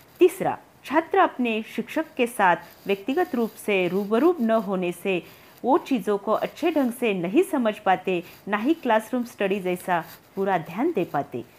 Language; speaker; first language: Hindi; non-native, local second language; Marathi